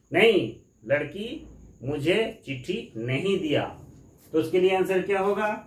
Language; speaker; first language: Hindi; non-native, local second language; Bangla